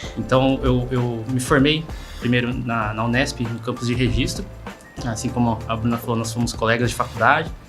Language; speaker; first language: Portuguese; native; Portuguese